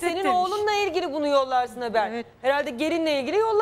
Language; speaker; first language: Turkish; native; Turkish